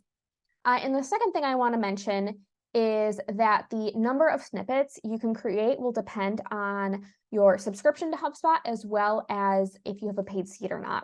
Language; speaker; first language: English; native; English